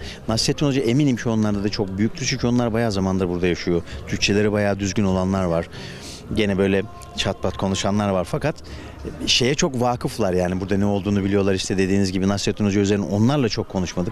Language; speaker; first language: Turkish; native; Turkish